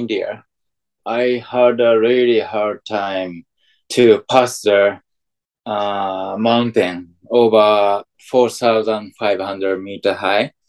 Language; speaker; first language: English; non-native, fluent; Japanese